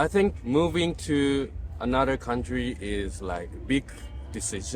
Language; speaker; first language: English; non-native, learner; Japanese